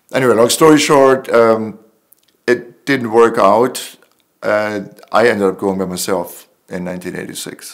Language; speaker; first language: English; non-native, fluent; German